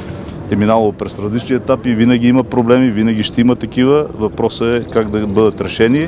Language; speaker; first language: Bulgarian; native; Bulgarian